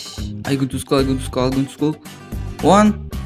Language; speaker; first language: English; non-native, learner; Kazakh